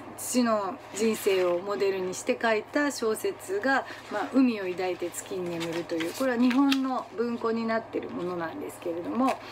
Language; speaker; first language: Japanese; native; Japanese